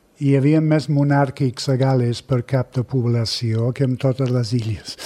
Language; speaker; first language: Catalan; non-native, fluent; English